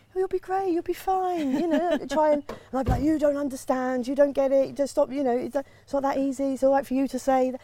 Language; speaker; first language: English; native; English